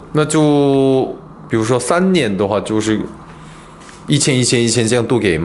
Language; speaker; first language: Chinese; non-native, fluent; Korean